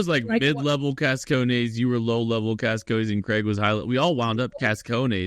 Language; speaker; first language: English; native; English